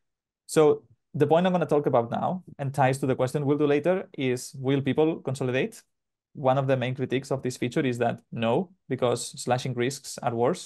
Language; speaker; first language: English; non-native, fluent; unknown